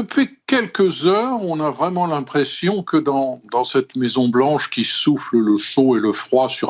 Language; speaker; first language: French; native; French